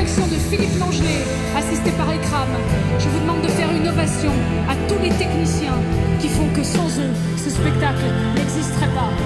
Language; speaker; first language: French; native; French